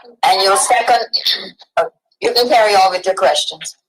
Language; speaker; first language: English; native; English